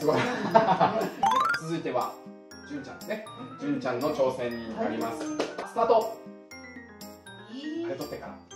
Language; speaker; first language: Japanese; native; Japanese